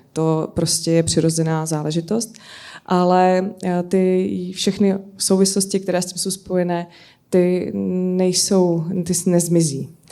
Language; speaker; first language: Czech; native; Czech